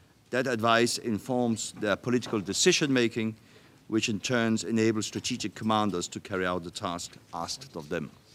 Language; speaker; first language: English; non-native, fluent; Danish